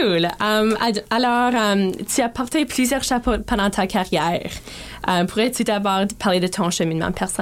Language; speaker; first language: French; native; French